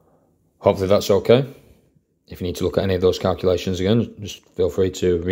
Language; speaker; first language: English; native; English